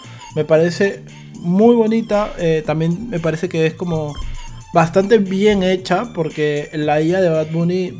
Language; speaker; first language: Spanish; native; Spanish